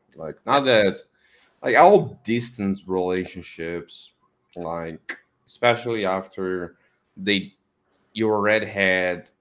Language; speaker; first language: English; non-native, fluent; Portuguese